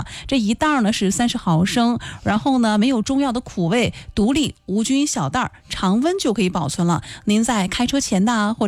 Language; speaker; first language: Chinese; native; Chinese